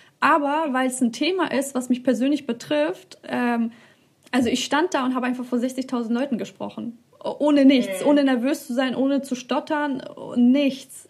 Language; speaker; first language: German; early bilingual, other home language; Russian